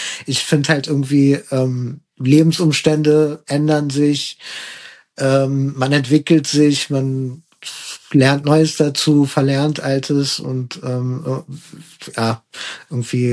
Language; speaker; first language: German; early bilingual, other home language; Persian